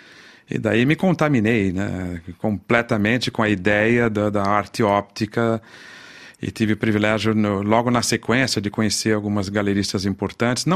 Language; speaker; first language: Portuguese; native; Portuguese